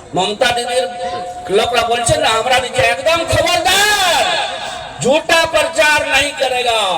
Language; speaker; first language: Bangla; non-native, local second language; Hindi